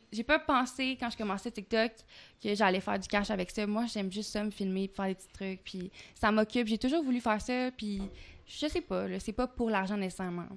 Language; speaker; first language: French; native; French